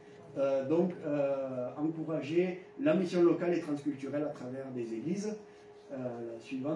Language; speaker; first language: French; native; French